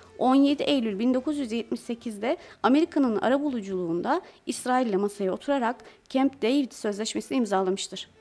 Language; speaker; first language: Turkish; native; Turkish